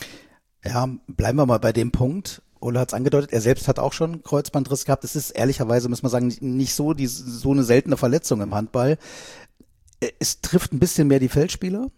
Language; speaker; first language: German; native; German